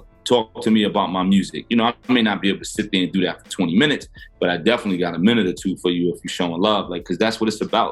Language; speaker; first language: English; native; English